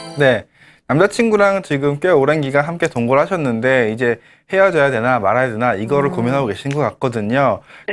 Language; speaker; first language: Korean; native; Korean